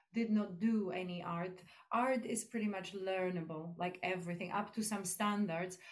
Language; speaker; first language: English; non-native, fluent; Polish